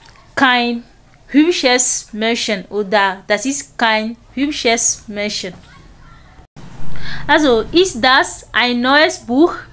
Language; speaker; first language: German; non-native, learner; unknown